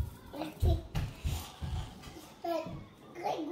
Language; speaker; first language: French; native; French